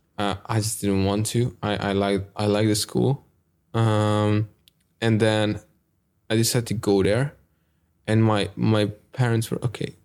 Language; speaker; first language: English; non-native, fluent; Hungarian